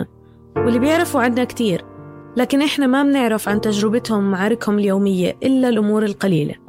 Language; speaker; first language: Arabic; native; Arabic